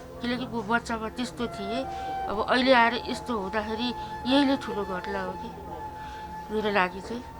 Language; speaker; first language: Nepali; native; Nepali